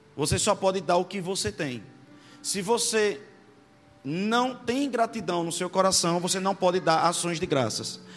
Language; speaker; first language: Portuguese; native; Portuguese